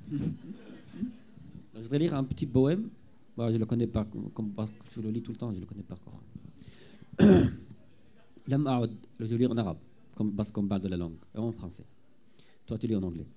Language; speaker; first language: French; non-native, fluent; Arabic